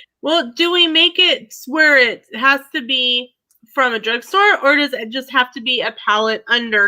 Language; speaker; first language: English; native; English